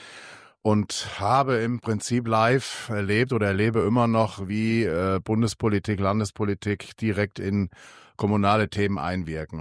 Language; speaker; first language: German; native; German